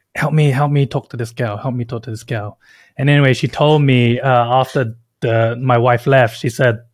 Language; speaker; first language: English; native; English